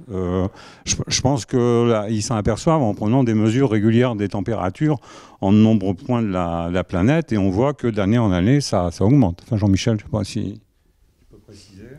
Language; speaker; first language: French; native; French